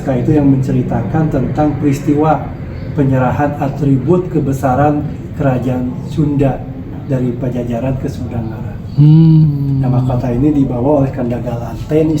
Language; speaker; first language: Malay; non-native, local second language; Sundanese